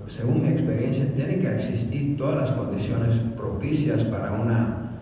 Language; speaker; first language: Spanish; early bilingual, other home language; English